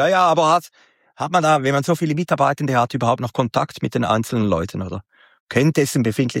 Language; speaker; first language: German; native; German